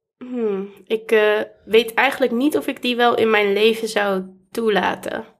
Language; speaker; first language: Dutch; native; Dutch